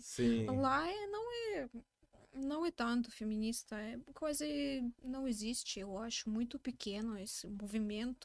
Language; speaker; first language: Portuguese; non-native, learner; Russian